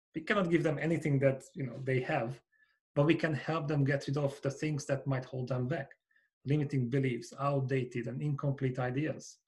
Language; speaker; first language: English; non-native, fluent; Hungarian